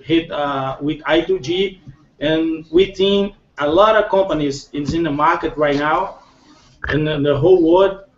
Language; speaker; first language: English; non-native, fluent; Portuguese